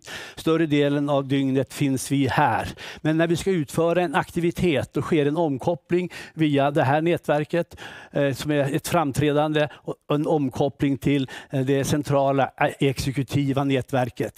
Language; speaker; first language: Swedish; native; Swedish